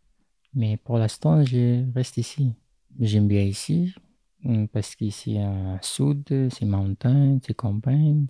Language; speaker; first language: French; non-native, learner; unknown